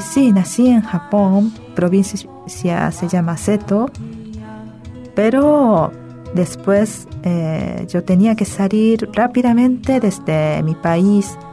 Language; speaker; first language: Spanish; early bilingual, other home language; Japanese